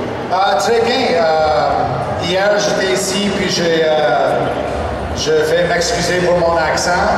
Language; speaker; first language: French; non-native, local second language; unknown